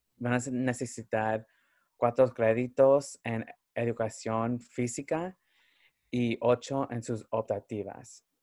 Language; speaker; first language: Spanish; early bilingual, heritage; Spanish